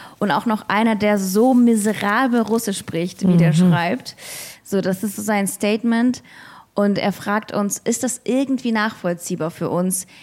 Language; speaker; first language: German; early bilingual, other home language; Russian